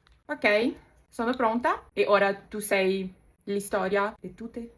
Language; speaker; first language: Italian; non-native, learner; Portuguese